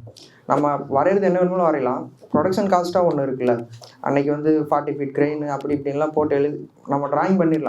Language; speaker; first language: Tamil; native; Tamil